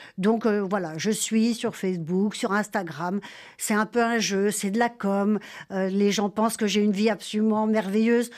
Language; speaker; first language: French; native; French